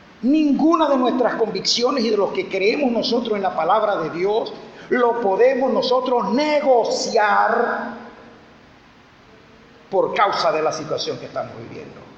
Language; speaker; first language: Spanish; native; Spanish